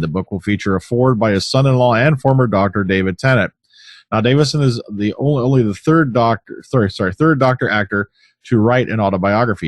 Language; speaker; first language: English; native; English